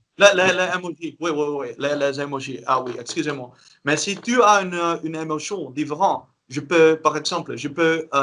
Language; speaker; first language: French; non-native, learner; Dutch